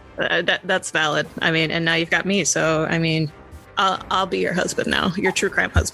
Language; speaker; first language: English; native; English